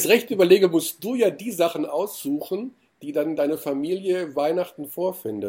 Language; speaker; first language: German; native; German